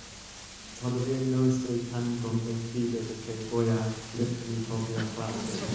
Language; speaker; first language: Spanish; non-native, fluent; English